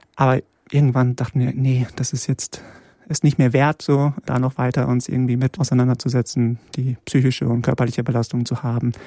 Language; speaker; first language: German; early bilingual, other home language; Polish